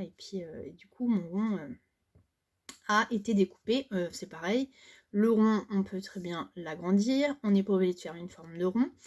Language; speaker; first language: French; native; French